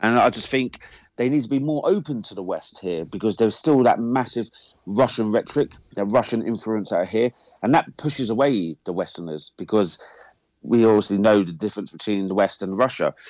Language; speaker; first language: English; native; English